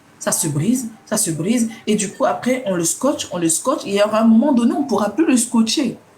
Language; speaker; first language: French; non-native, local second language; Lingala